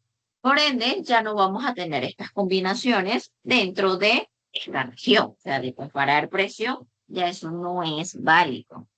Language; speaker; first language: Spanish; native; Spanish